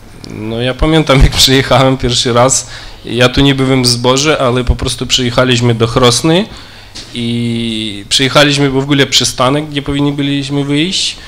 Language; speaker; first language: Polish; early bilingual, other home language; Ukrainian